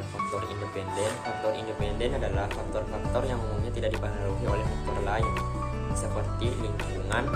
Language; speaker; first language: Indonesian; native; Indonesian